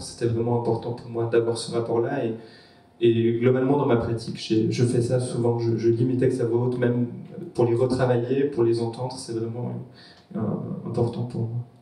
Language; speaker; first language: French; native; French